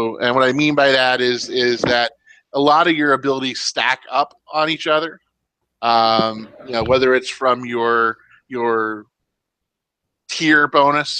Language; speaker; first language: English; native; English